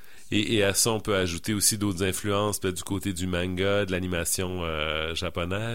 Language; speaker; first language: French; native; French